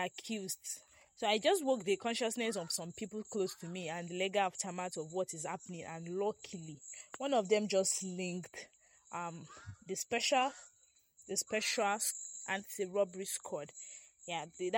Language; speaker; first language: English; non-native, local second language; Yoruba